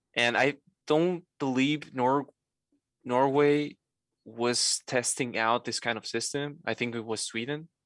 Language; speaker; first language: English; non-native, fluent; Spanish